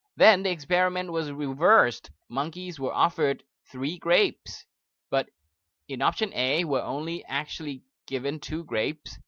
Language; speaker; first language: English; non-native, fluent; Thai